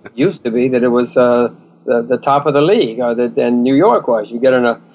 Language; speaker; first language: English; native; English